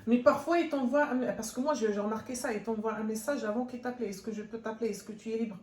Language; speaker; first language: French; non-native, local second language; Arabic